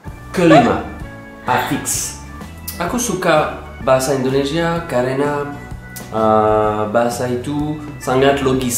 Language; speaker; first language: Indonesian; non-native, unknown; French